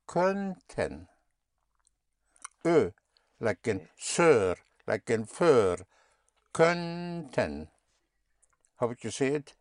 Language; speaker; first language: German; non-native, fluent; English